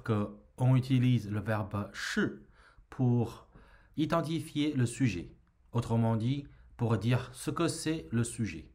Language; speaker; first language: French; non-native, fluent; Chinese